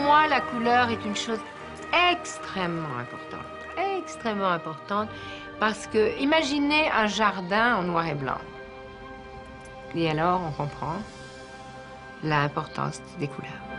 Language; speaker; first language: French; native; French